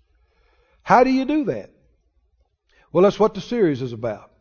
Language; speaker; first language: English; native; English